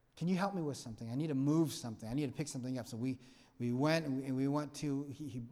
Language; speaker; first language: English; non-native, fluent; Vietnamese